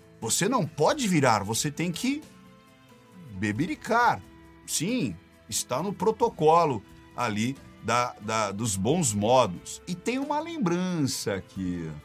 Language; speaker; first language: Portuguese; native; Portuguese